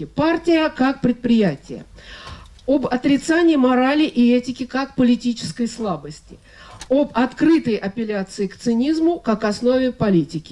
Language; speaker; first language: Russian; native; Russian